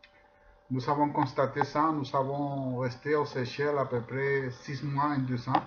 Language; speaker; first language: French; non-native, fluent; Spanish